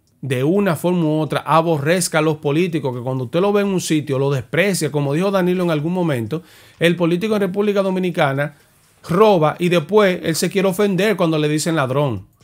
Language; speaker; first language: Spanish; native; Spanish